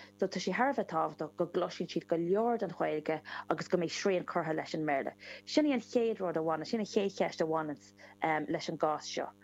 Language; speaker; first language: Irish; non-native, local second language; English